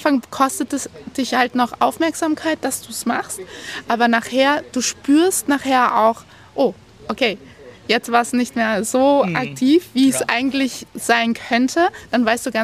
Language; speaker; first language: German; native; German